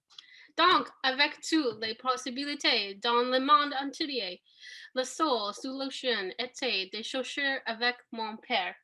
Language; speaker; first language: French; non-native, learner; English